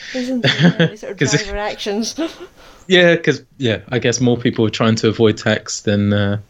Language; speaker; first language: English; native; English